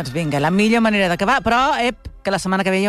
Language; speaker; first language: Catalan; native; Catalan